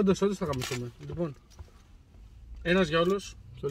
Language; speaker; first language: Greek; native; Greek